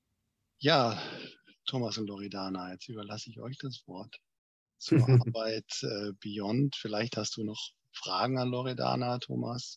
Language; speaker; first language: German; native; German